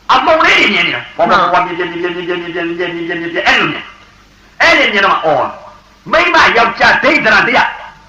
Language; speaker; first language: Burmese; native; Burmese